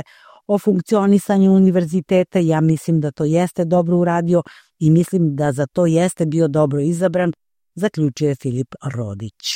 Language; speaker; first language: Croatian; native; Croatian